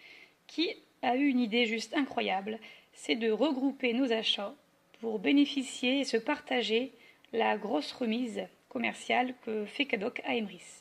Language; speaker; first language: French; native; French